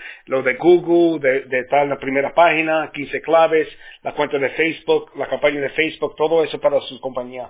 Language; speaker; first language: Spanish; early bilingual, heritage; Spanish